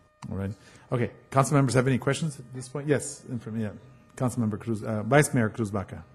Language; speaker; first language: English; early bilingual, other home language; Spanish